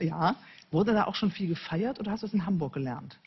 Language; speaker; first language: German; native; German